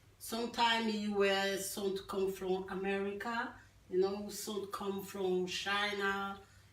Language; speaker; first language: English; non-native, learner; Portuguese